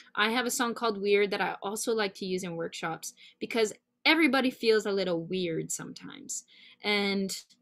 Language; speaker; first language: English; native; English